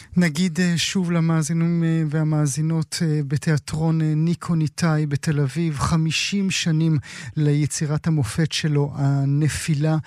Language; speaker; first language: Hebrew; native; Hebrew